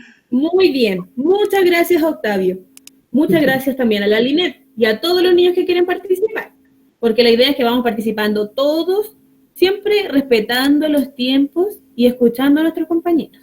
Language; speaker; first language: Spanish; native; Spanish